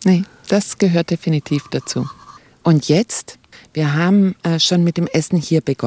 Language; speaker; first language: German; native; German